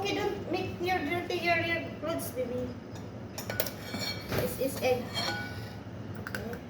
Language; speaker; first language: English; non-native, learner; Filipino